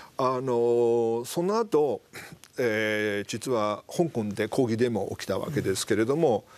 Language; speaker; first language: Japanese; non-native, fluent; Chinese